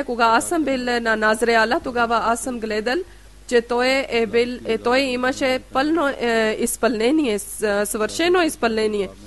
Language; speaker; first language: Bulgarian; non-native, learner; Urdu